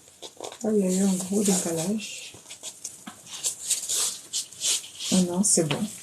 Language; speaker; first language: French; native; French